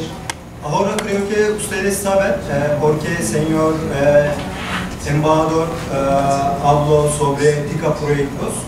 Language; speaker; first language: Spanish; non-native, learner; Turkish